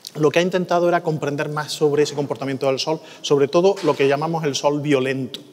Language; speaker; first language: Spanish; native; Spanish